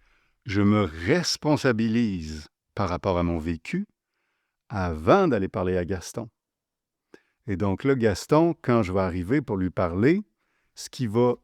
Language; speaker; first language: French; native; French